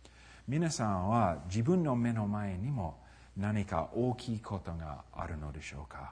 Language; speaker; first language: Japanese; non-native, fluent; English